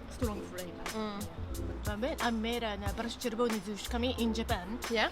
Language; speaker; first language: English; non-native, fluent; Japanese